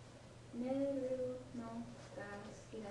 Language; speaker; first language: Japanese; non-native, learner; English